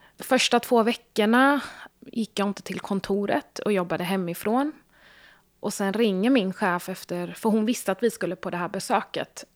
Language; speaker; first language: Swedish; early bilingual, other home language; Gujarati